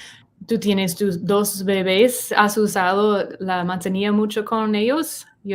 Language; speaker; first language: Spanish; non-native, learner; English